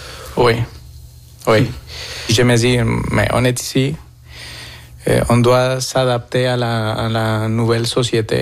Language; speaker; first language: French; non-native, fluent; Spanish